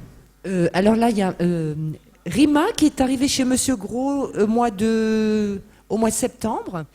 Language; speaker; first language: French; native; French